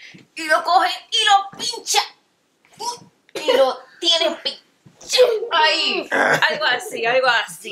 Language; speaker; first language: Spanish; native; Spanish